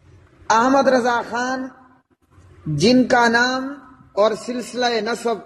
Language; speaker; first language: Urdu; native; Urdu